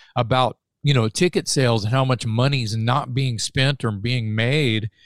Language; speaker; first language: English; native; English